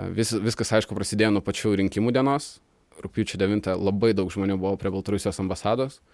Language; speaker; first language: Lithuanian; early bilingual, other home language; Russian